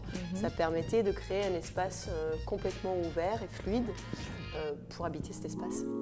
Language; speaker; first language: French; native; French